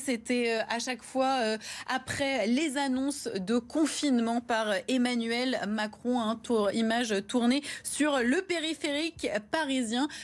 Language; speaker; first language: French; native; French